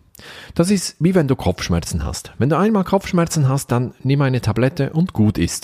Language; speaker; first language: German; native; German